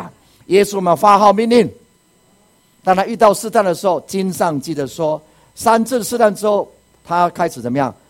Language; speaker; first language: Chinese; native; Chinese